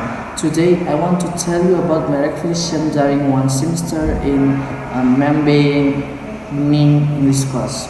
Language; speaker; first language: English; non-native, learner; Indonesian